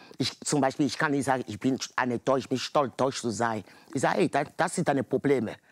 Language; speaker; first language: German; non-native, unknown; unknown